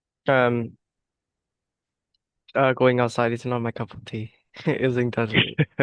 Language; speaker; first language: English; non-native, learner; Vietnamese